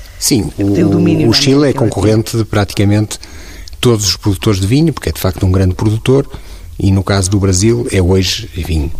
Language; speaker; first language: Portuguese; native; Portuguese